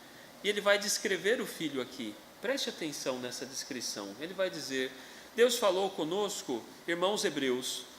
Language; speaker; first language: Portuguese; native; Portuguese